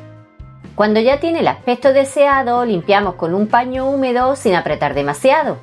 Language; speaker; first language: Spanish; native; Spanish